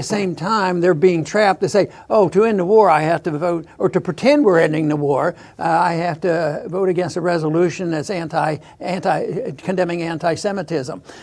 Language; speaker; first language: English; native; English